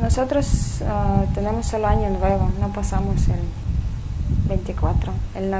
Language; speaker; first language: Spanish; non-native, fluent; Russian